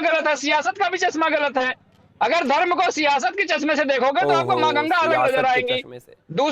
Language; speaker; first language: Hindi; native; Hindi